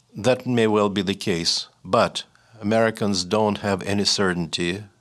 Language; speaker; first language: English; non-native, fluent; Russian